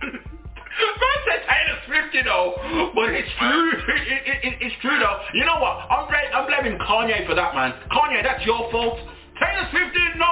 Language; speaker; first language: English; native; English